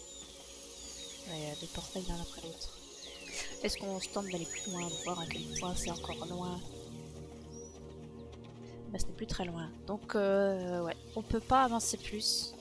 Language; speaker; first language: French; native; French